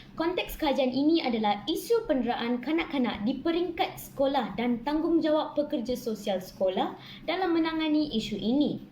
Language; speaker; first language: Malay; non-native, local second language; Tamil